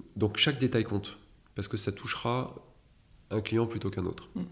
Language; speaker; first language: French; native; French